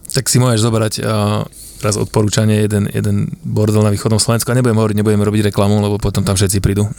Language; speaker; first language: Slovak; native; Slovak